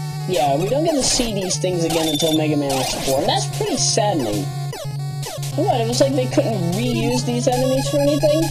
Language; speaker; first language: English; native; English